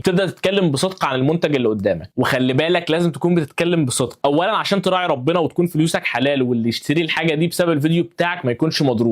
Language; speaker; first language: Arabic; native; Arabic